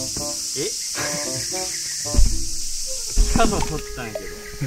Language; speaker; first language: Japanese; native; Japanese